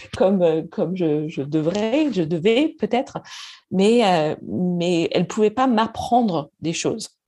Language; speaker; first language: French; non-native, fluent; English